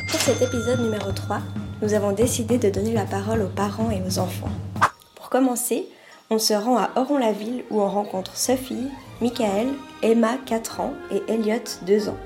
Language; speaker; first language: French; native; French